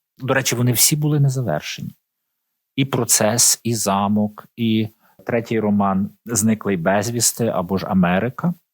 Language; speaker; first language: Ukrainian; native; Ukrainian